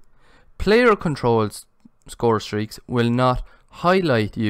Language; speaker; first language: English; native; English